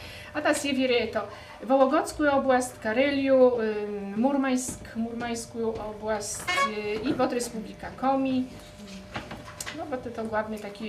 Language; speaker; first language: Russian; non-native, fluent; Polish